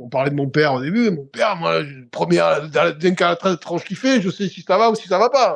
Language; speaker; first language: French; native; French